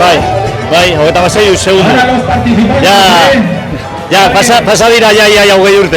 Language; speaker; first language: Basque; non-native, local second language; Spanish